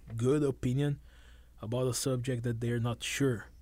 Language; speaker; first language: English; non-native, fluent; Portuguese